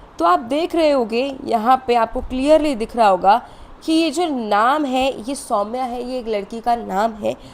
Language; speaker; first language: Hindi; native; Hindi